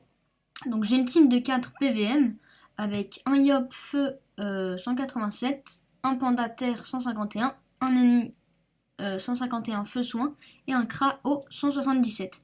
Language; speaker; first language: French; native; French